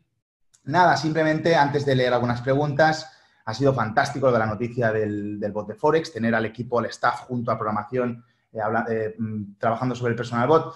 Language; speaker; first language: Spanish; native; Spanish